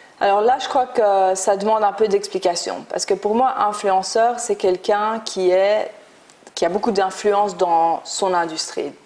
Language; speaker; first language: French; early bilingual, other home language; English